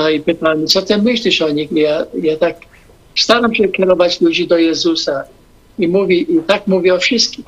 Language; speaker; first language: Polish; non-native, fluent; English